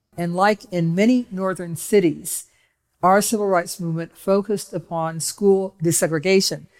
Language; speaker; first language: English; native; English